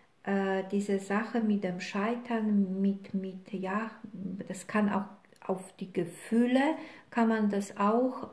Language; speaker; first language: German; non-native, fluent; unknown